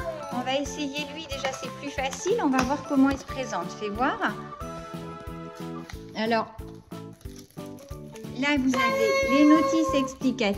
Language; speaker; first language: French; native; French